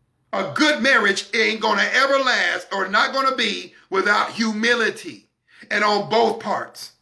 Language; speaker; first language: English; native; English